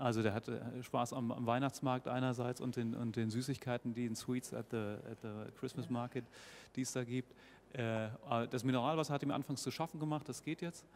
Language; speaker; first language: German; native; German